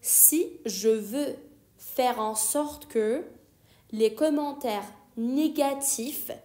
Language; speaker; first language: French; non-native, fluent; Persian